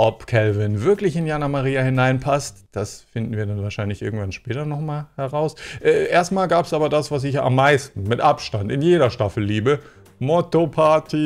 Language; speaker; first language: German; native; German